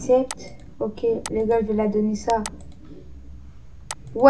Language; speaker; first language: French; native; French